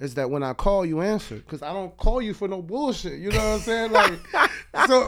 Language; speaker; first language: English; early bilingual, other home language; Spanish